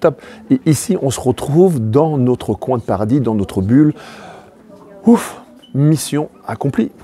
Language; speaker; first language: French; native; French